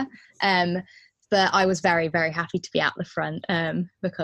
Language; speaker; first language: English; native; English